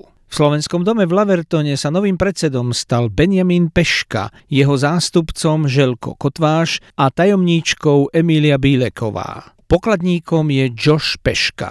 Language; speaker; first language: Slovak; native; Slovak